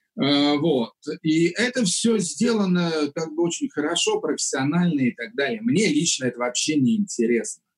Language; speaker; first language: Russian; native; Russian